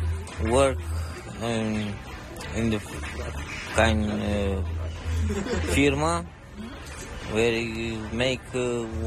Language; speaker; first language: English; non-native, learner; Romanian